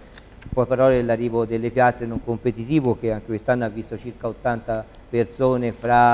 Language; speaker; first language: Italian; native; Italian